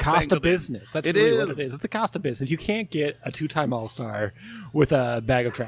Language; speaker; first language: English; native; English